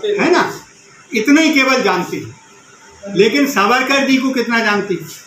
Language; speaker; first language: Hindi; native; Hindi